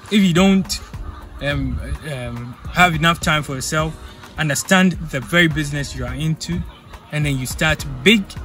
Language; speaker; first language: English; non-native, local second language; Akan